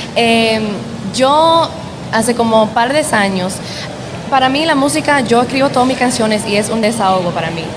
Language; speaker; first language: Spanish; early bilingual, heritage; Spanish